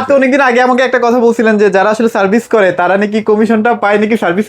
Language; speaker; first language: Bangla; native; Bangla